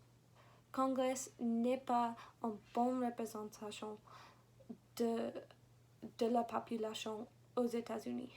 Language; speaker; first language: French; non-native, learner; English